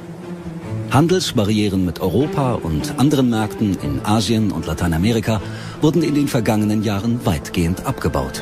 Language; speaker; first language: German; native; German